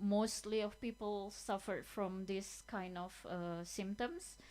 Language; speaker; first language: English; non-native, fluent; Indonesian